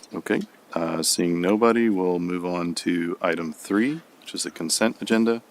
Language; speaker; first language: English; native; English